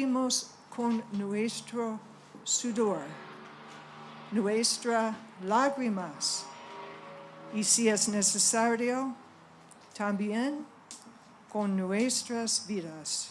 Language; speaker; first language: Spanish; non-native, fluent; English